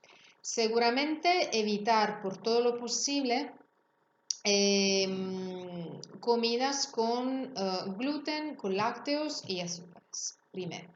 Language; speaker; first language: Spanish; non-native, fluent; Italian